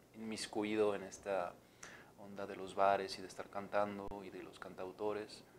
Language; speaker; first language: Spanish; native; Spanish